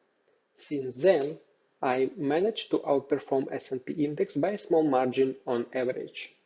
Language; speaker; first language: English; non-native, fluent; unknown